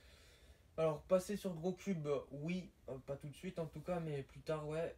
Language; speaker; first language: French; native; French